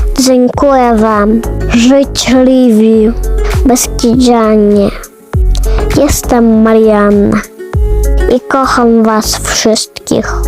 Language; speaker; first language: Polish; early bilingual, other home language; Ukrainian